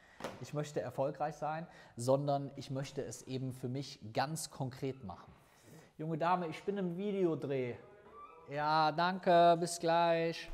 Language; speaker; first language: German; native; German